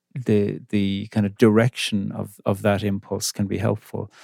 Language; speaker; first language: English; native; English